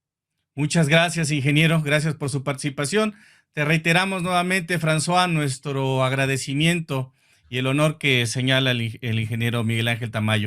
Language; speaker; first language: Spanish; native; Spanish